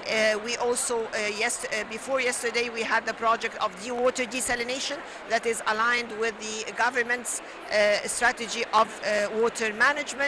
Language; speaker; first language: English; non-native, fluent; Arabic